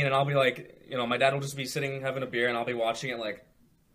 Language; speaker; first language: English; native; English